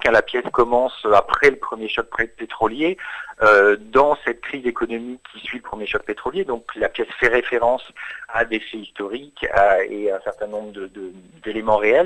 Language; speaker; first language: French; native; French